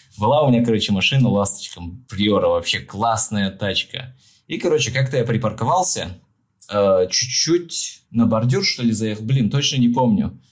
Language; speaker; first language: Russian; non-native, local second language; Tajik